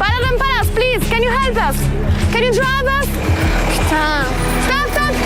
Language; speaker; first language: English; non-native, learner; French